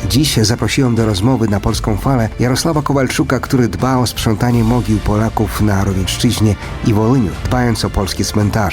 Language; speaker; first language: Polish; non-native, fluent; Ukrainian